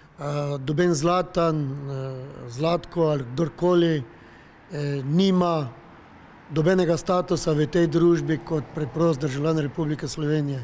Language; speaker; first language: Slovenian; native; Slovenian